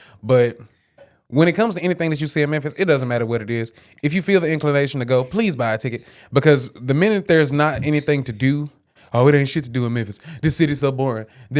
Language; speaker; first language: English; native; English